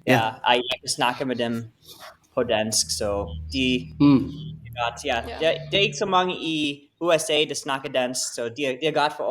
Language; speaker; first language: Danish; non-native, learner; English